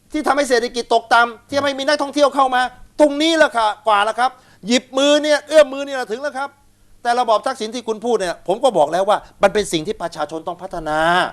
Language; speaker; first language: Thai; native; Thai